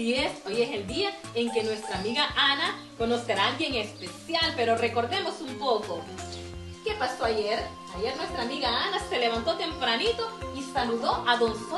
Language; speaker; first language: Spanish; native; Spanish